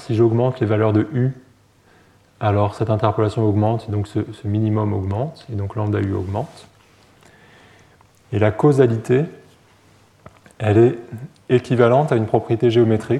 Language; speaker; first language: French; native; French